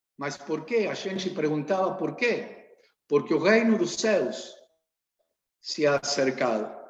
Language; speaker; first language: Portuguese; non-native, learner; Spanish